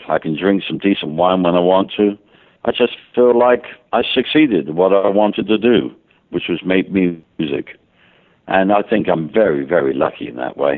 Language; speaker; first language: English; native; English